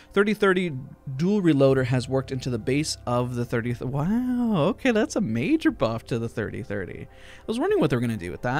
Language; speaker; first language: English; native; English